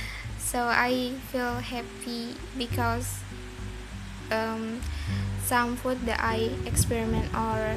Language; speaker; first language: English; non-native, learner; Indonesian